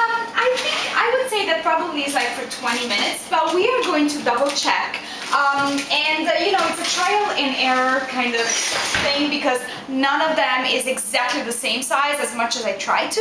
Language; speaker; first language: English; non-native, fluent; Italian